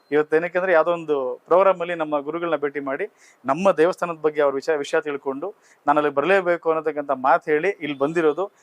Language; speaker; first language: Kannada; native; Kannada